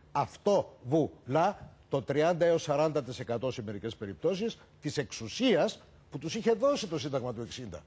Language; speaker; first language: Greek; native; Greek